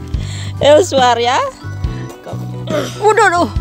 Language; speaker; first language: Dutch; non-native, learner; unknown